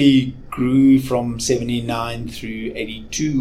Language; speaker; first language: English; native; English